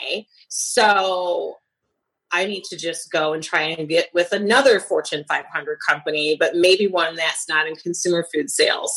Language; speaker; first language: English; native; English